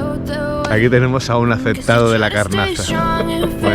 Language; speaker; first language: Spanish; native; Spanish